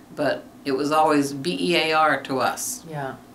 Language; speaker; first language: English; native; English